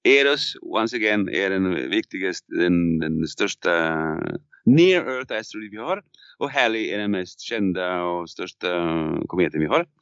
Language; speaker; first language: Swedish; non-native, fluent; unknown